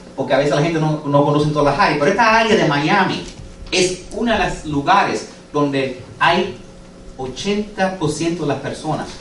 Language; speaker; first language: Spanish; non-native, fluent; English